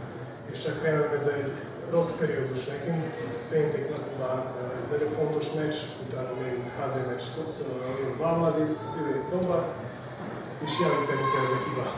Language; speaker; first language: Hungarian; non-native, learner; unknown